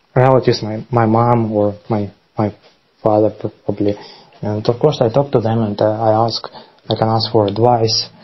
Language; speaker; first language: English; non-native, learner; Russian